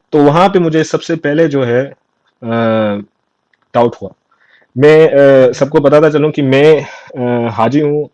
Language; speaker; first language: Urdu; non-native, local second language; Sindhi